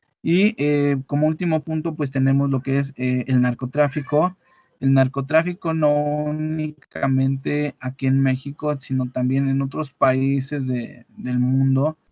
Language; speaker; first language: Spanish; native; Spanish